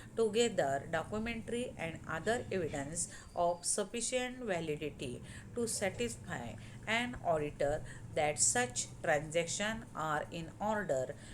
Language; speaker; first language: English; non-native, local second language; Marathi